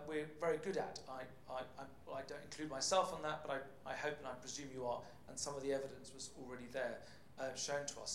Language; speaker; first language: English; native; English